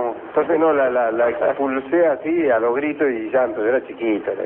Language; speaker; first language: Spanish; native; Spanish